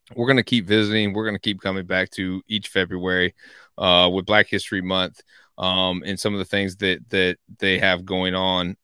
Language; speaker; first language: English; native; English